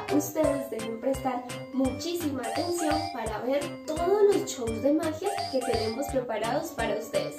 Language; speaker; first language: Spanish; native; Spanish